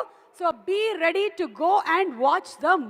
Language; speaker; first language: Telugu; native; Telugu